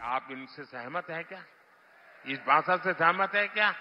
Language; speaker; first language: Hindi; non-native, local second language; Gujarati